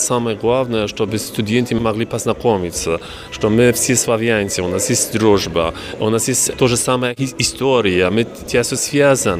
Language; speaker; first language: Russian; non-native, fluent; Polish